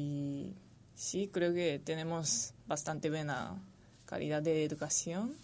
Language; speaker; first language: Spanish; non-native, fluent; Japanese